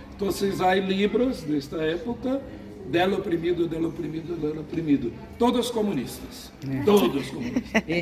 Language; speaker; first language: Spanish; non-native, learner; Portuguese